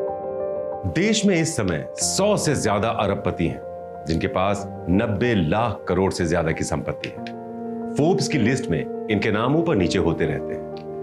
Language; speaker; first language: Hindi; native; Hindi